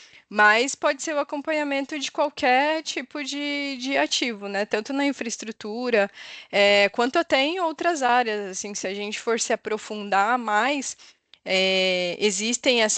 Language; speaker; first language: Portuguese; native; Portuguese